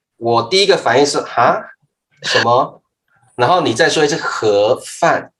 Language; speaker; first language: Chinese; native; Chinese